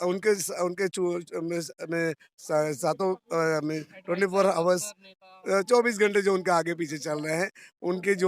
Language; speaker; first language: Hindi; native; Hindi